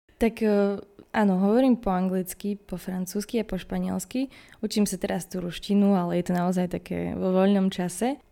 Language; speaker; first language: Slovak; native; Slovak